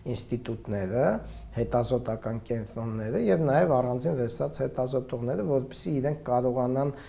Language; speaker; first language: Armenian; native; Armenian